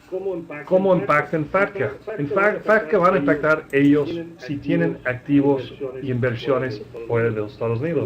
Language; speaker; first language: Spanish; non-native, fluent; English